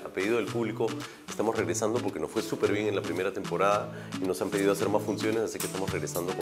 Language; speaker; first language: Spanish; native; Spanish